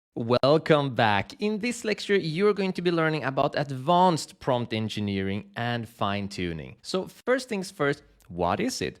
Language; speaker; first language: English; native; English